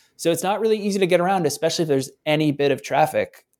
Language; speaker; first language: English; native; English